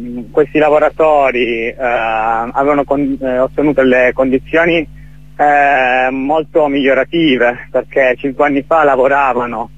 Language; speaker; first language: Italian; native; Italian